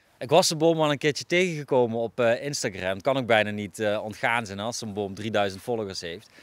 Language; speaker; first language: Dutch; native; Dutch